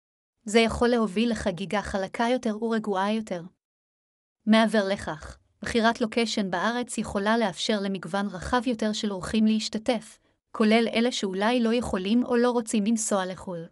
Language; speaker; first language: Hebrew; native; Hebrew